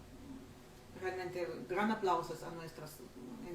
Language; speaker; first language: Spanish; non-native, fluent; Ukrainian